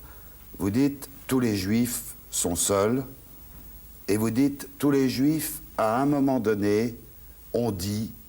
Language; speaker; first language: French; native; French